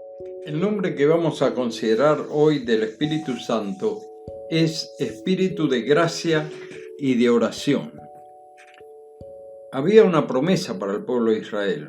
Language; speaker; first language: Spanish; native; Spanish